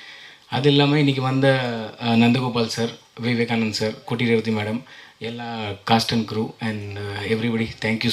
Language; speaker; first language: Tamil; non-native, fluent; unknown